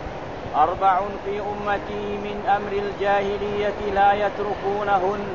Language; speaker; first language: Arabic; non-native, fluent; Malay